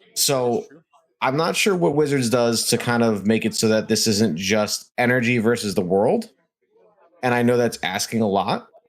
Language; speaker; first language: English; native; English